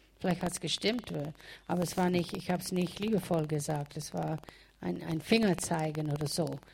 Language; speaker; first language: German; non-native, fluent; English